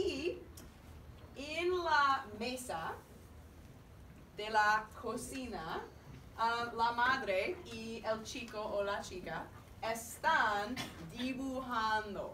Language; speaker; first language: Spanish; non-native, fluent; English